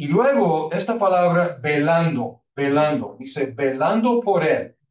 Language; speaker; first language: Spanish; non-native, fluent; English